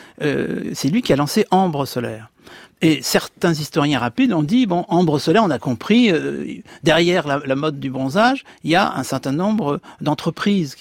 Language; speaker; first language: French; native; French